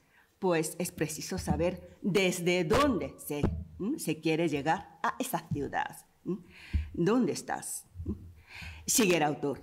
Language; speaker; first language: Spanish; non-native, fluent; Japanese